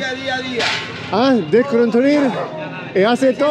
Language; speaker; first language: Spanish; non-native, learner; English